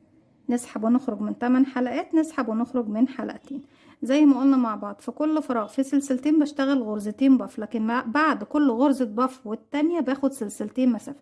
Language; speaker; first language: Arabic; native; Arabic